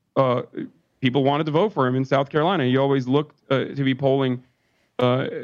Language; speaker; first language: English; non-native, fluent; Turkish